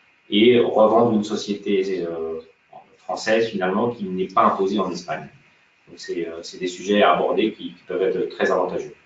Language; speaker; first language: French; native; French